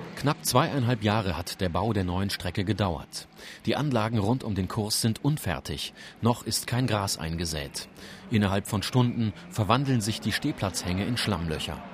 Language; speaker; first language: German; native; German